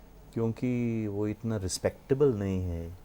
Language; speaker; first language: Hindi; non-native, local second language; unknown